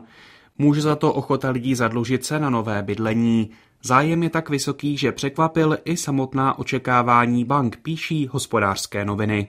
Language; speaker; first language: Czech; native; Czech